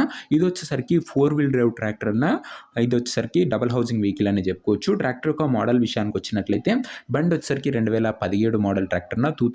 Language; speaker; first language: Telugu; native; Telugu